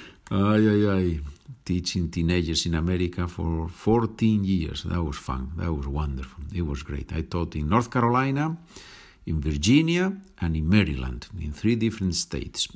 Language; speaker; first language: English; non-native, fluent; Spanish